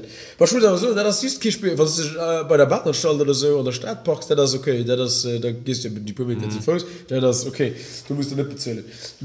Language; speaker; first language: German; native; German